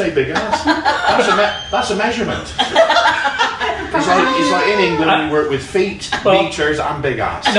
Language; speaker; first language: English; native; English